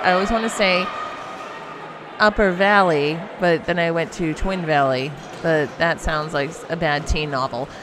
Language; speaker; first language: English; native; English